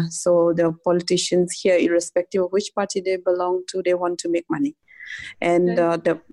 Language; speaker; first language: English; non-native, local second language; Adi